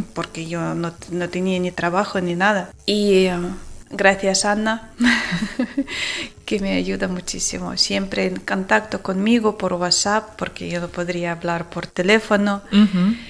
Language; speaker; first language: Spanish; non-native, learner; Ukrainian